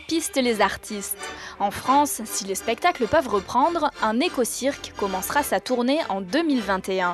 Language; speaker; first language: French; native; French